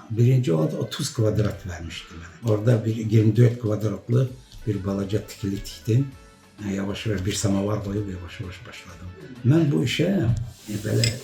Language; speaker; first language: Azerbaijani; non-native, local second language; Lezghian